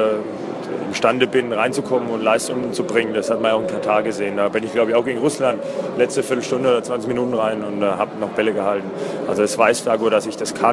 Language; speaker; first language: German; native; German